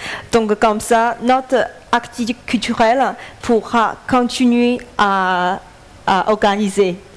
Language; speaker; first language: French; non-native, learner; Chinese